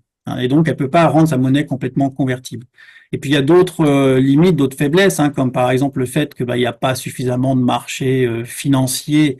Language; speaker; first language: French; native; French